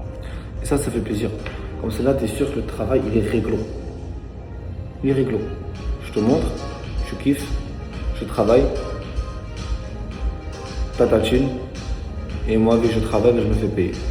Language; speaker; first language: French; non-native, local second language; Arabic